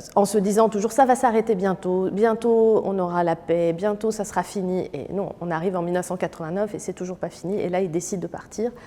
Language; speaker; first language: French; early bilingual, other home language; Arabic